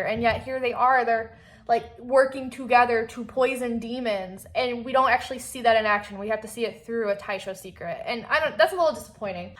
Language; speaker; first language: English; native; English